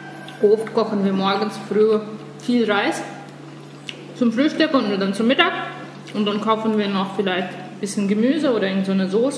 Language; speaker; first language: German; non-native, fluent; Russian